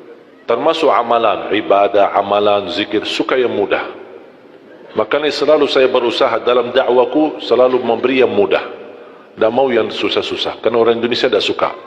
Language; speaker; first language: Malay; non-native, fluent; Arabic